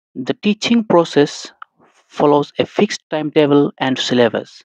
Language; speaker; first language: English; non-native, local second language; Assamese